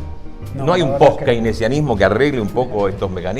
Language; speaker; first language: Spanish; native; Spanish